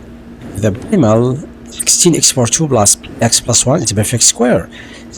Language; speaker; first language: English; non-native, local second language; Arabic